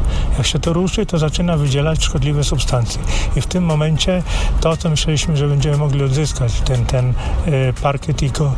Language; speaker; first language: Polish; native; Polish